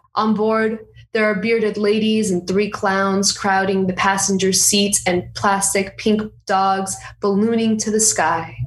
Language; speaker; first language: English; native; English